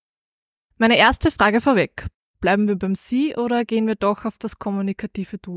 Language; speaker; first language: German; native; German